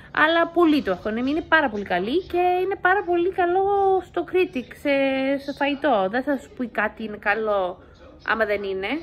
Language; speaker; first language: Greek; early bilingual, heritage; English